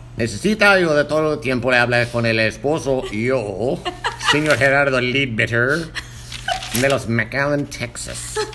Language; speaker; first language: Spanish; non-native, learner; English